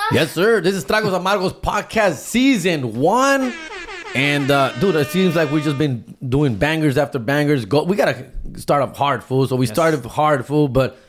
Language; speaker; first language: English; early bilingual, other home language; Spanish